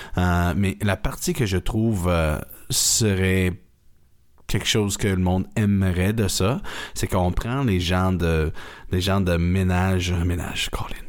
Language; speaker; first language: French; non-native, learner; English